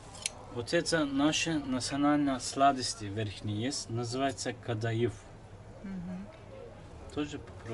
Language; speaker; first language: Russian; non-native, learner; Turkish